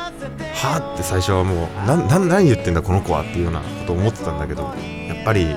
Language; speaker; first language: Japanese; native; Japanese